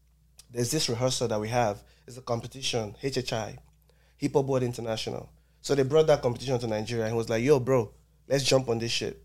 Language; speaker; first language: English; non-native, local second language; Igbo